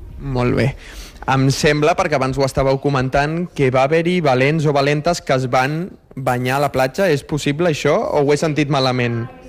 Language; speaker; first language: Catalan; native; Catalan